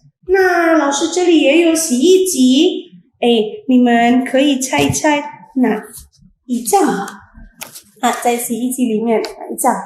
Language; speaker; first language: Chinese; non-native, fluent; Indonesian